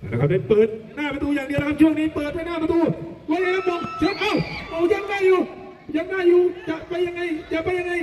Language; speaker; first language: Thai; native; Thai